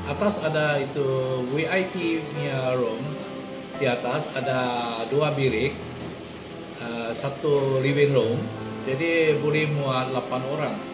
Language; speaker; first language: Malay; non-native, local second language; Hakka Chinese